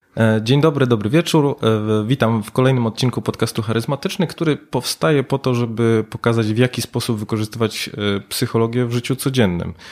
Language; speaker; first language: Polish; native; Polish